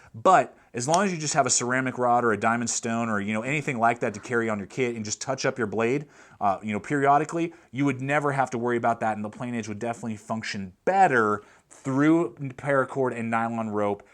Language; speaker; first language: English; native; English